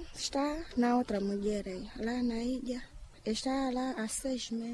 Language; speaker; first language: Portuguese; non-native, local second language; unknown